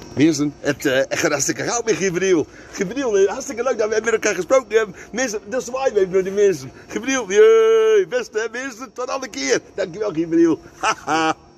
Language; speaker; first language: Dutch; native; Dutch